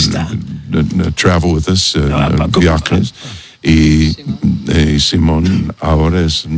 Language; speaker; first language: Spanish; non-native, learner; English